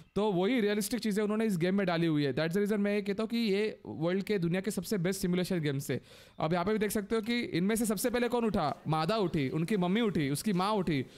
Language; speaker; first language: Hindi; non-native, local second language; Marathi